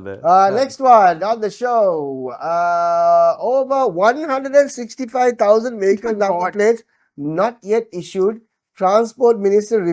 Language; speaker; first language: English; non-native, local second language; Sinhala